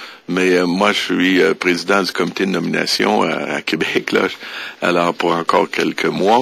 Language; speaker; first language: French; native; French